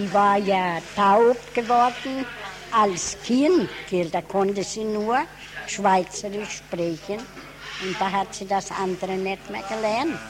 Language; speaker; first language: German; early bilingual, heritage; German